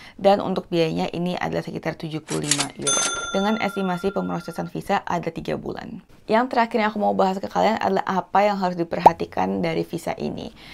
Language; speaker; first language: Indonesian; native; Indonesian